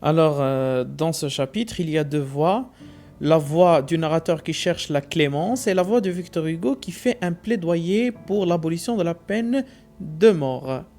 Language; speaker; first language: French; non-native, local second language; Arabic